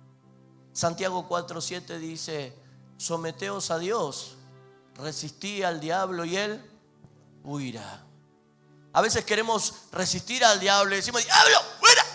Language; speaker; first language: Spanish; native; Spanish